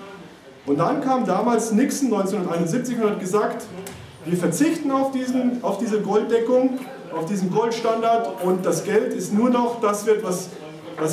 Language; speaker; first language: German; native; German